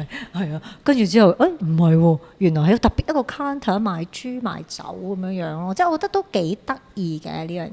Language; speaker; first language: Cantonese; native; Cantonese